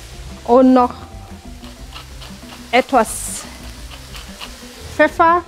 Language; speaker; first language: German; non-native, fluent; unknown